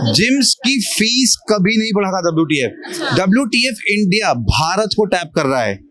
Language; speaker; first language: Hindi; native; Hindi